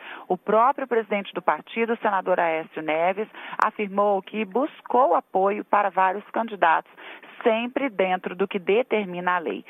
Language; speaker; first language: Portuguese; native; Portuguese